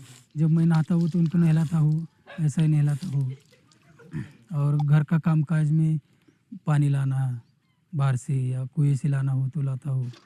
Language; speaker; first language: Hindi; non-native, local second language; Marathi